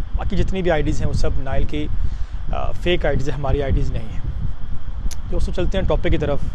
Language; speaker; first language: Urdu; non-native, local second language; Punjabi